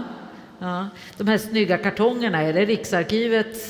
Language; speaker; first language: Swedish; native; Swedish